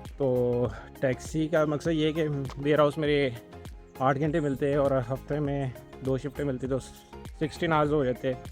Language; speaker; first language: Urdu; non-native, local second language; Punjabi